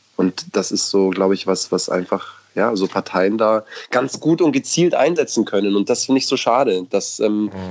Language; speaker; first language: German; native; German